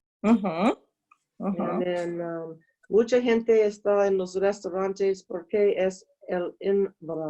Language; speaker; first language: Spanish; non-native, learner; English